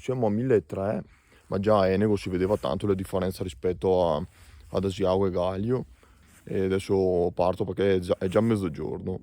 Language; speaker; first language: Italian; native; Italian